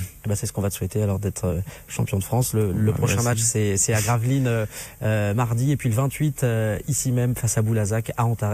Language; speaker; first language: French; native; French